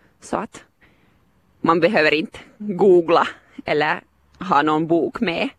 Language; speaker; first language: Swedish; non-native, local second language; Finnish